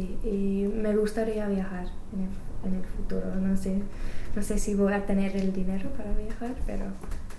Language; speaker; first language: Spanish; non-native, learner; English